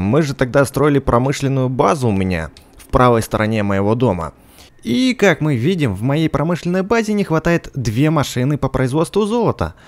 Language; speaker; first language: Russian; native; Russian